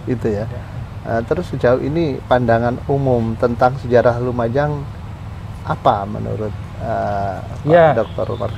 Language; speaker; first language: Indonesian; native; Indonesian